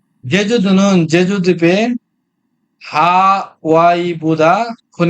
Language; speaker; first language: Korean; non-native, fluent; Bangla